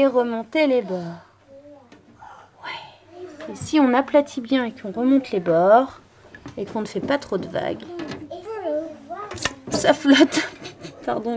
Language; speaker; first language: French; native; French